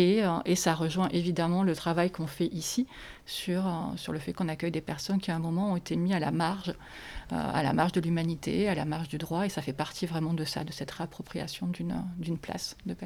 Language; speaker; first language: French; native; French